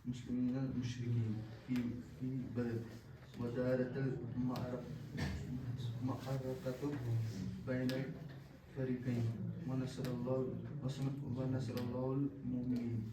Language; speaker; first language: Arabic; non-native, learner; Urdu